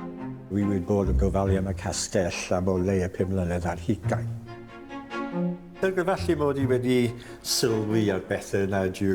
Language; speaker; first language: Welsh; native; Welsh